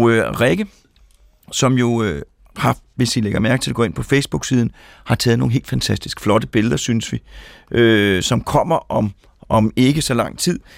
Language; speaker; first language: Danish; native; Danish